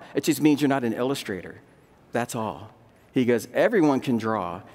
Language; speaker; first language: English; native; English